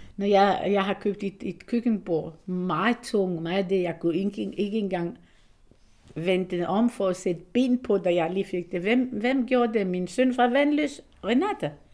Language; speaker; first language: Danish; non-native, fluent; Hebrew